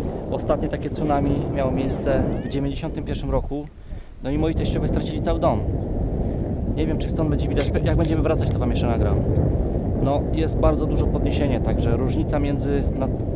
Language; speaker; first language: Polish; native; Polish